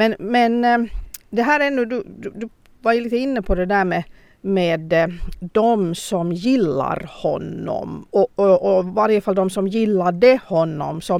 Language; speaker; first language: Swedish; native; Swedish